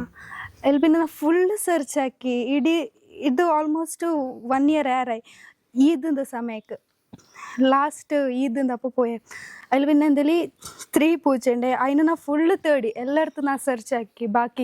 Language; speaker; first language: Malayalam; non-native, local second language; Hindi